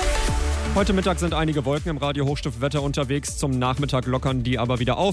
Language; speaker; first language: German; native; German